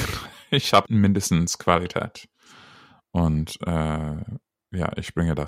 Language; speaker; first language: German; non-native, fluent; English